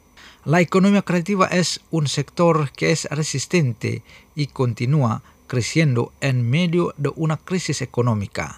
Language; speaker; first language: Spanish; non-native, fluent; Indonesian